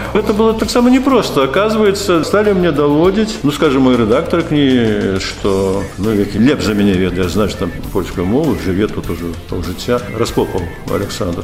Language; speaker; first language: Belarusian; native; Belarusian